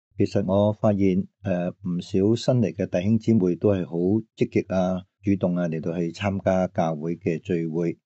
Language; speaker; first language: Cantonese; native; Cantonese